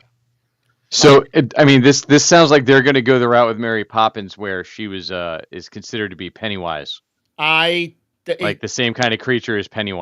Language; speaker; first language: English; native; English